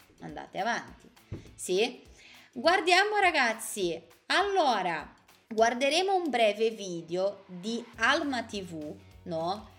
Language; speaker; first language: Italian; non-native, fluent; Portuguese